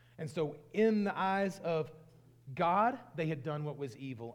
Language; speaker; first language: English; native; English